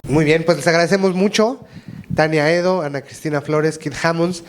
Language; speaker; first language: Spanish; native; Spanish